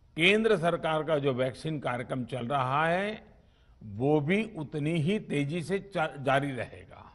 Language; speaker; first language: Hindi; non-native, local second language; Gujarati